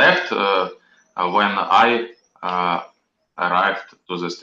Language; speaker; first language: English; non-native, learner; Russian